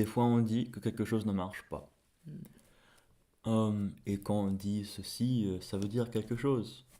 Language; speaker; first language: French; non-native, fluent; English